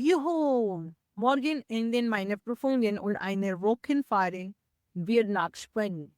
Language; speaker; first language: German; non-native, learner; Hindi